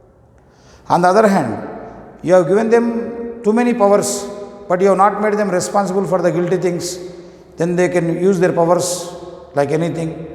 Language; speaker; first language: English; non-native, local second language; Telugu